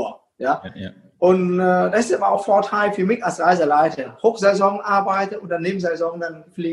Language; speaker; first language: German; non-native, fluent; Vietnamese